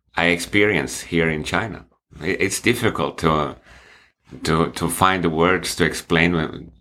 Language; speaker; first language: English; non-native, fluent; Swedish